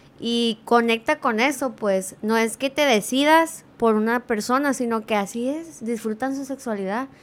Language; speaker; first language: Spanish; early bilingual, heritage; Spanish